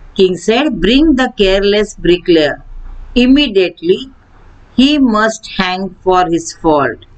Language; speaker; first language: English; non-native, local second language; Marathi